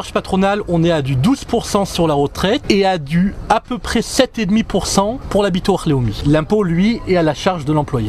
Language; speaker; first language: French; native; French